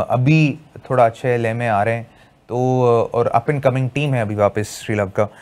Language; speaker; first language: Hindi; non-native, local second language; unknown